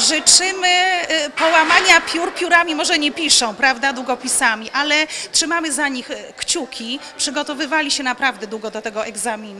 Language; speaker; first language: Polish; native; Polish